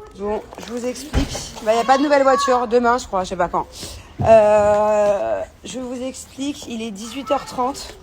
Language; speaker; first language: French; native; French